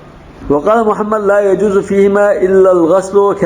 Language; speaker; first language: Arabic; non-native, fluent; Uzbek